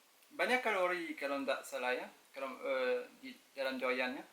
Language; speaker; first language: Indonesian; non-native, learner; French